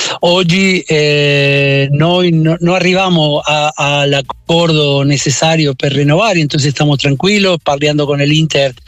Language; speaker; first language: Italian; non-native, learner; Spanish